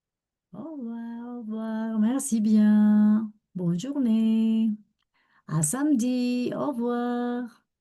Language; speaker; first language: French; non-native, fluent; Spanish